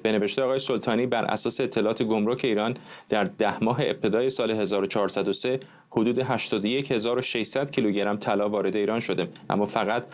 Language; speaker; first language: Persian; native; Persian